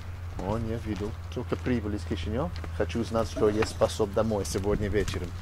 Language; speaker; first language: Russian; non-native, learner; English